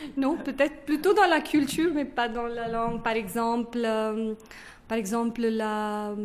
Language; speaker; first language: French; non-native, fluent; Kannada